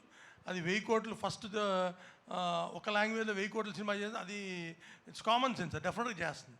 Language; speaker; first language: Telugu; native; Telugu